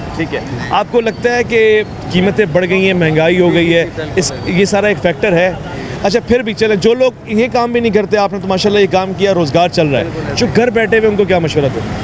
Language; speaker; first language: Urdu; native; Urdu